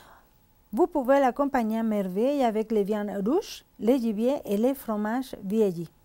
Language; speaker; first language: French; non-native, fluent; Spanish